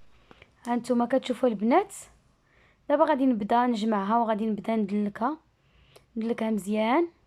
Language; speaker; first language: Arabic; native; Arabic